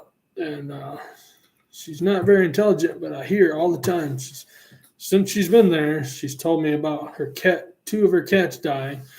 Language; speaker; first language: English; native; English